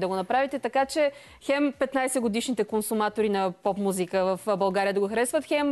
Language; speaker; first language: Bulgarian; native; Bulgarian